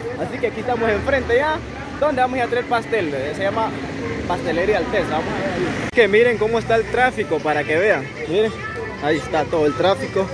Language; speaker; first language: Spanish; native; Spanish